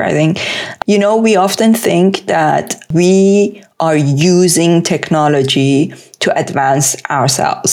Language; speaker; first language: English; non-native, fluent; Persian